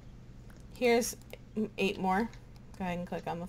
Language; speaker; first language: English; native; English